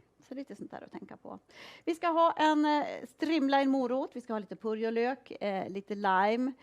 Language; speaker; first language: Swedish; native; Swedish